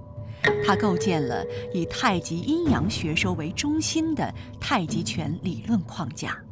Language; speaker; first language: Chinese; native; Chinese